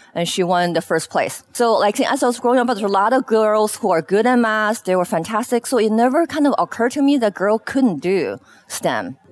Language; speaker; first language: English; non-native, fluent; Chinese